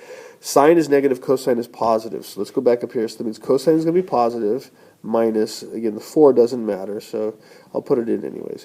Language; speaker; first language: English; native; English